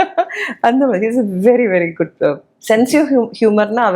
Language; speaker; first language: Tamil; non-native, learner; Malayalam